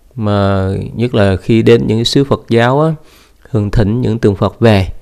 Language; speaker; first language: Vietnamese; native; Vietnamese